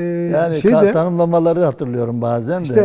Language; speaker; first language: Turkish; native; Turkish